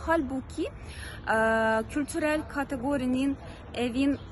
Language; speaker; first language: Turkish; non-native, fluent; Ukrainian